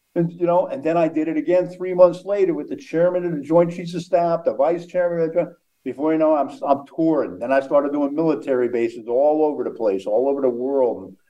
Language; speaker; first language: English; native; English